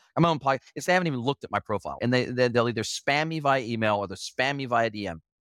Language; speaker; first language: English; native; English